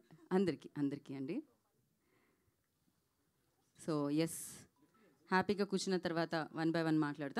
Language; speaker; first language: Telugu; native; Telugu